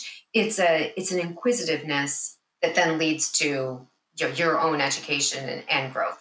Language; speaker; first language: English; native; English